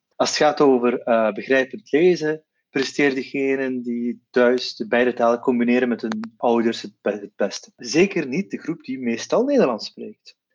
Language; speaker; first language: Dutch; non-native, local second language; Turkish